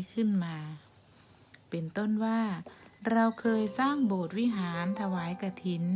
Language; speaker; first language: Thai; native; Thai